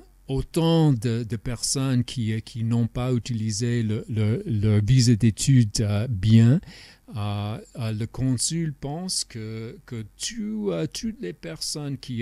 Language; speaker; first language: French; non-native, fluent; English